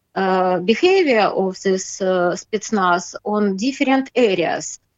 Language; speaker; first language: English; non-native, learner; Russian